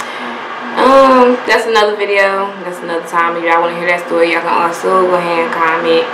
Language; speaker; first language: English; native; English